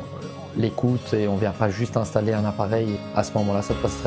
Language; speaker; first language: French; native; French